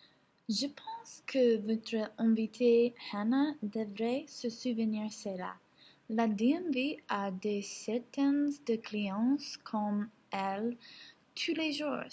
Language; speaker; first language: French; non-native, learner; English